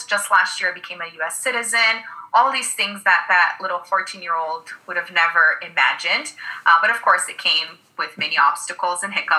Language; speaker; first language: English; non-native, fluent; Portuguese